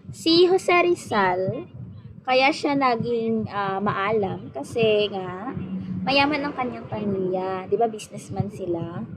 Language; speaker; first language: Filipino; native; Filipino